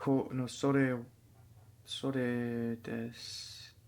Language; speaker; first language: Japanese; non-native, learner; English